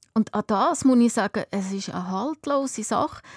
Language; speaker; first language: German; native; German